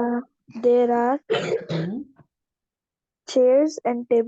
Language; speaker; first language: English; non-native, local second language; Urdu